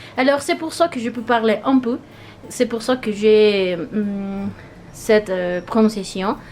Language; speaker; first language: French; non-native, learner; Spanish